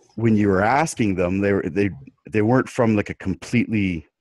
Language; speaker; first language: English; native; English